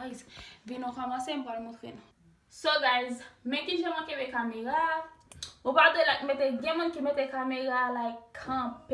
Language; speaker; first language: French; non-native, learner; Haitian Creole